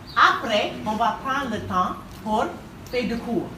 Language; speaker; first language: French; non-native, learner; English